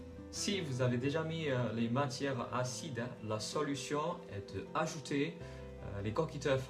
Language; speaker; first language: French; non-native, learner; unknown